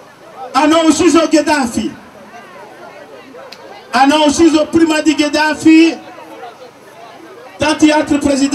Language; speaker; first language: Italian; non-native, fluent; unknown